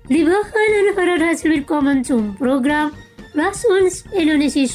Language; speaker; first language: German; non-native, fluent; Indonesian